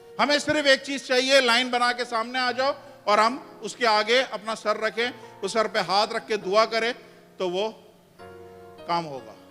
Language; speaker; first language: Urdu; non-native, local second language; Punjabi